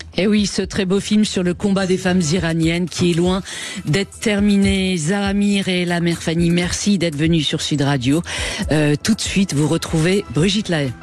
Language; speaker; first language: French; native; French